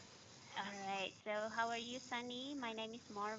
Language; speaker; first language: English; non-native, fluent; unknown